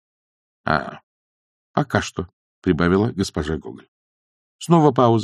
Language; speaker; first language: Russian; native; Russian